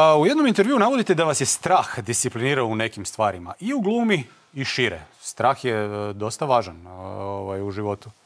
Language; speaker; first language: Croatian; native; Croatian